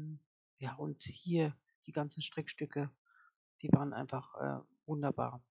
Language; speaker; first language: German; native; German